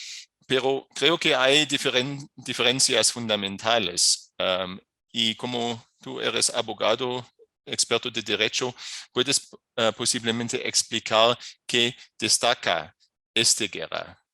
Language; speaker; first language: Spanish; non-native, fluent; German